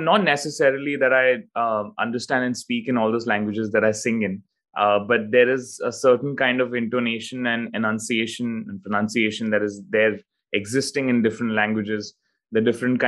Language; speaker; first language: English; non-native, local second language; Hindi